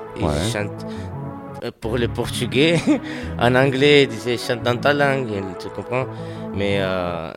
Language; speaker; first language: French; non-native, learner; English